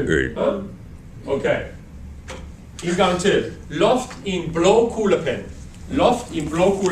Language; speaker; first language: Danish; non-native, learner; English